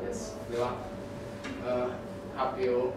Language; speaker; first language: Japanese; non-native, learner; Portuguese